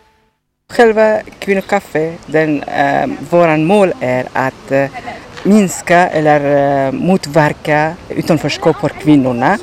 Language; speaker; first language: Swedish; non-native, learner; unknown